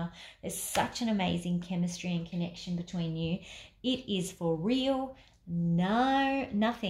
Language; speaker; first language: English; native; English